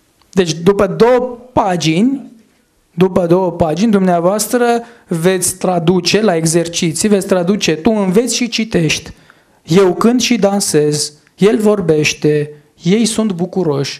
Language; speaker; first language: Romanian; non-native, fluent; Armenian